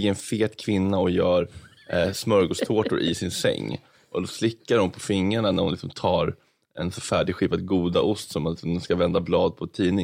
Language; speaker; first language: Swedish; native; Swedish